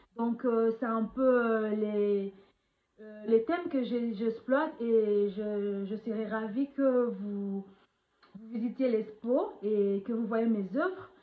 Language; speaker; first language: French; non-native, local second language; Lingala